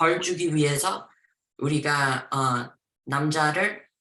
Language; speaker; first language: Korean; early bilingual, heritage; Korean